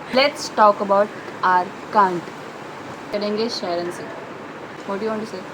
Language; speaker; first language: Hindi; non-native, local second language; Marathi